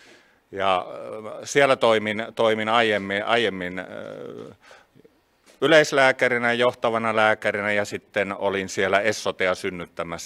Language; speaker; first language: Finnish; native; Finnish